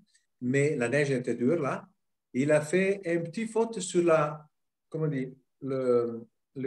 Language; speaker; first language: French; non-native, fluent; Italian